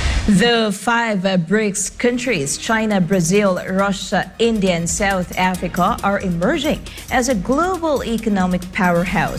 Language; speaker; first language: English; non-native, local second language; Filipino